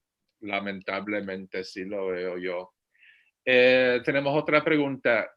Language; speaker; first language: Spanish; non-native, fluent; English